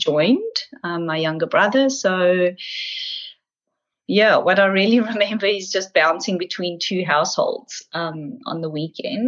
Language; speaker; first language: English; native; English